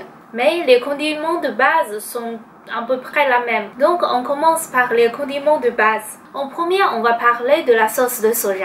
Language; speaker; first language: French; non-native, fluent; Chinese